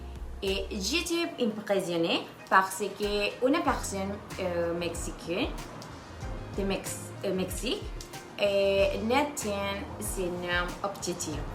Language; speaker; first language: French; non-native, learner; Spanish